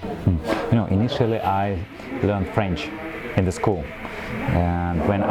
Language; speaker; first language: English; non-native, fluent; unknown